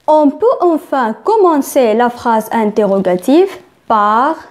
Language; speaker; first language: French; non-native, local second language; Arabic